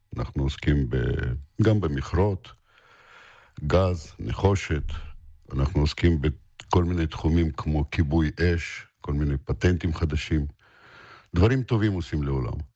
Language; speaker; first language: Hebrew; non-native, fluent; Russian